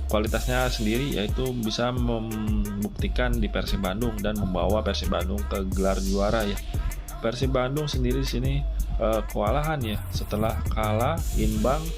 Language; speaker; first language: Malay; non-native, local second language; Sundanese